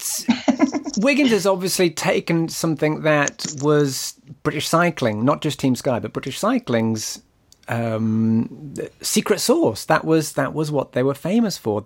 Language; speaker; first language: English; native; English